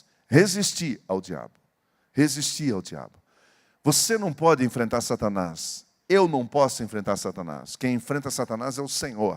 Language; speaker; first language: Portuguese; native; Portuguese